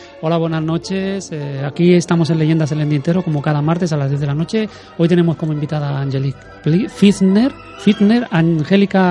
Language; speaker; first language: Spanish; native; Spanish